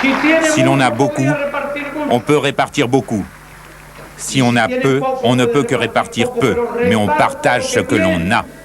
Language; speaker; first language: French; native; French